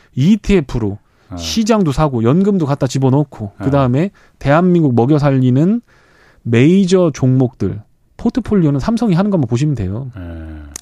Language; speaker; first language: Korean; native; Korean